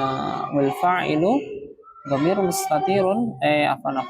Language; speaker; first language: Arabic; non-native, fluent; Indonesian